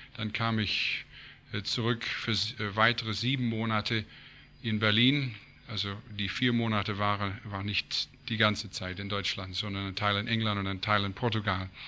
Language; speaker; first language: German; non-native, fluent; English